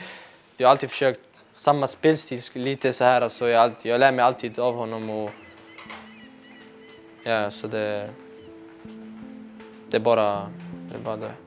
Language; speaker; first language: Swedish; early bilingual, other home language; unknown